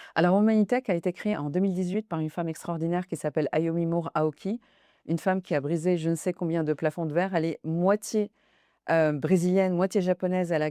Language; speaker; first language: French; early bilingual, other home language; Arabic